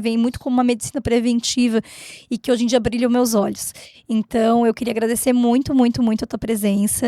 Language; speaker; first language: Portuguese; native; Portuguese